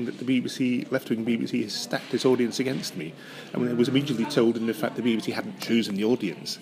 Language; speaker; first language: English; native; English